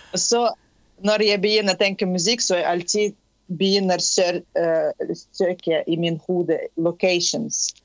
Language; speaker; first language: Norwegian; non-native, fluent; Tatar